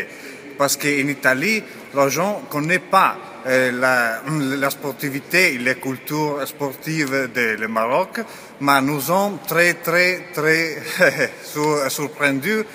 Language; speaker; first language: French; non-native, learner; Italian